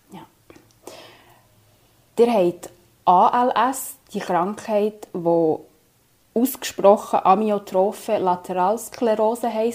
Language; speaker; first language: German; native; German